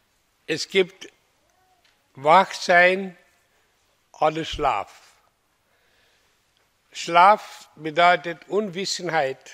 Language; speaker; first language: German; non-native, learner; Hindi